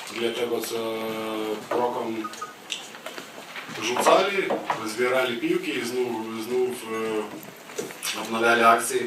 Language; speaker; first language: Polish; non-native, learner; Lithuanian